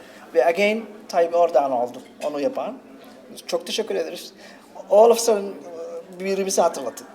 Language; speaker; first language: Turkish; non-native, fluent; Somali